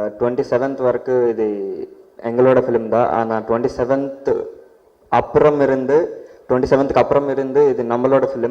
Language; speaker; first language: Tamil; non-native, learner; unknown